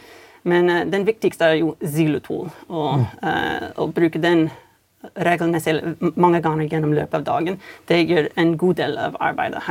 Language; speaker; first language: Norwegian; non-native, fluent; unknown